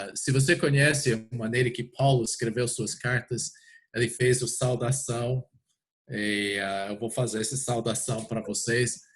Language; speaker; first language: Portuguese; non-native, fluent; English